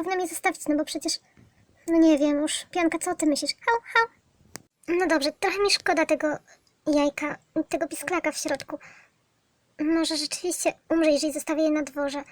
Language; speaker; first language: Polish; native; Polish